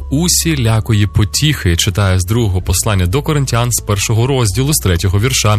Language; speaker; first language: Ukrainian; native; Ukrainian